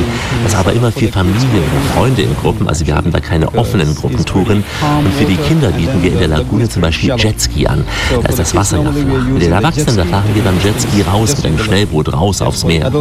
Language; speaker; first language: German; native; German